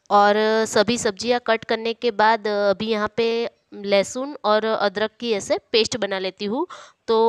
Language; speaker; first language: Hindi; non-native, local second language; Gujarati